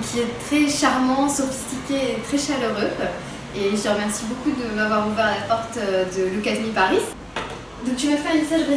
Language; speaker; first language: French; native; French